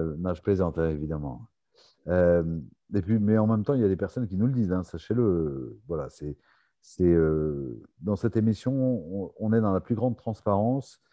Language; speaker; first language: French; native; French